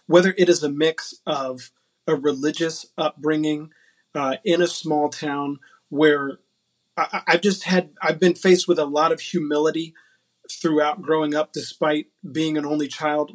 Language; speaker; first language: English; native; English